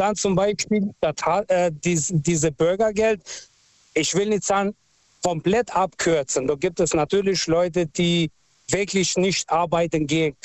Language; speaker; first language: German; non-native, local second language; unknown